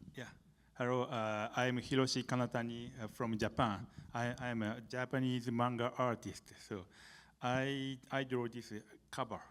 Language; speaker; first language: English; non-native, learner; Japanese